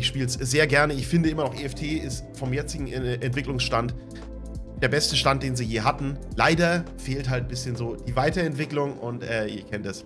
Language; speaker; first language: German; native; German